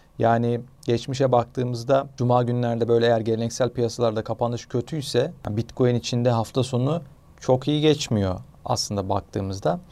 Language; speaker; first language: Turkish; native; Turkish